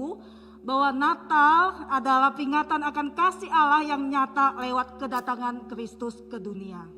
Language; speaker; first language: Malay; native; Malay